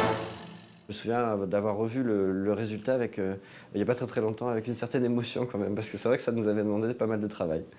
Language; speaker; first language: French; native; French